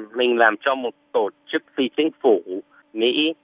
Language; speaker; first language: Vietnamese; non-native, fluent; English